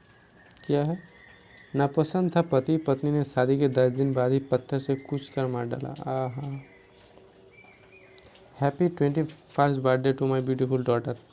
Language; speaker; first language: Hindi; non-native, local second language; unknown